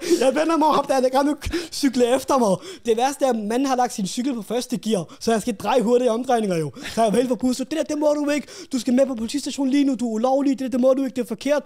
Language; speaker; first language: Danish; early bilingual, other home language; Urdu